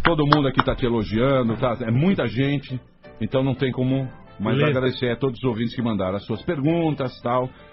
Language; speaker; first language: Portuguese; native; Portuguese